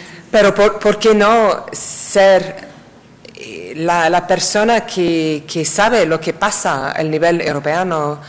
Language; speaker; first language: Spanish; non-native, learner; English